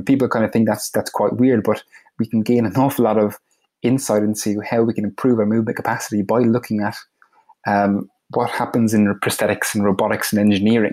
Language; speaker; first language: English; native; English